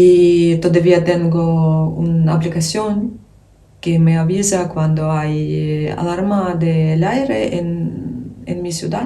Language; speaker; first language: Spanish; non-native, fluent; Ukrainian